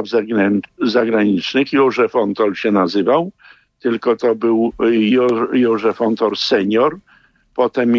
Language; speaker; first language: Polish; native; Polish